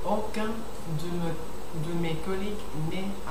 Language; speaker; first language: French; non-native, learner; English